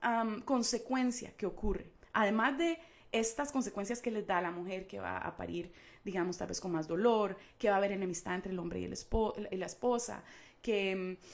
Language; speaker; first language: Spanish; native; Spanish